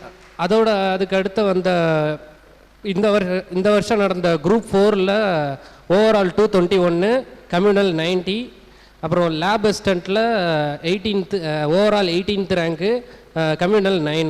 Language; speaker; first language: Tamil; native; Tamil